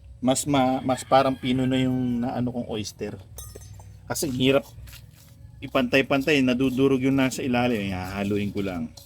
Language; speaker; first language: Filipino; native; Filipino